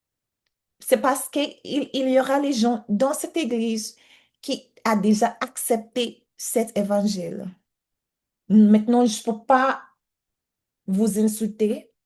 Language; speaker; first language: French; non-native, learner; English